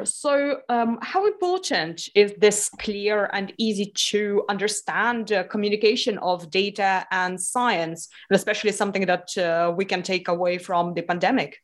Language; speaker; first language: English; non-native, fluent; Lithuanian